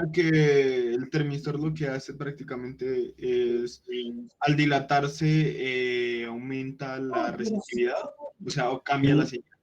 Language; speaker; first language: Spanish; native; Spanish